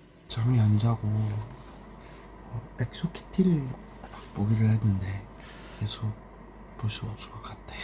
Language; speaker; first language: Korean; early bilingual, heritage; English